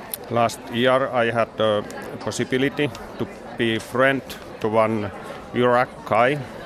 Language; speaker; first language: English; non-native, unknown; Finnish